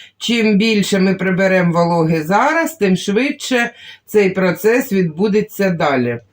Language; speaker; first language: Ukrainian; non-native, local second language; Russian